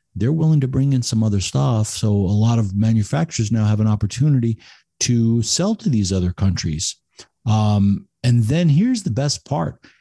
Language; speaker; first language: English; native; English